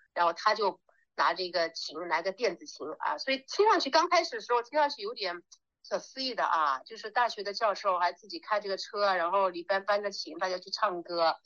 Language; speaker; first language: Chinese; native; Chinese